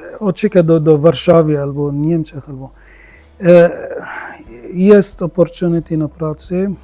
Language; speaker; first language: Polish; non-native, learner; Arabic